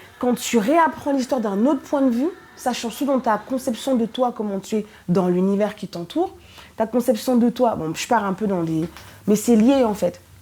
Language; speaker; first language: French; early bilingual, other home language; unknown